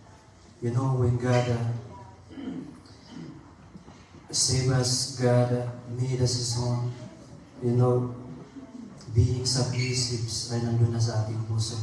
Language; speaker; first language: English; non-native, local second language; Filipino